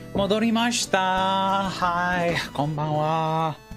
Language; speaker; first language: Japanese; non-native, learner; English